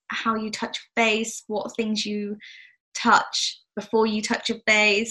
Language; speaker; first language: English; native; English